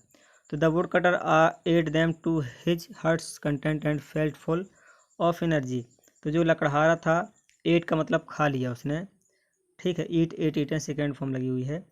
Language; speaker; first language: Hindi; native; Hindi